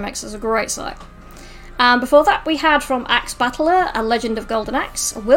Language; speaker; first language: English; native; English